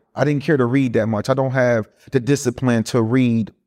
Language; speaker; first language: English; early bilingual, other home language; Spanish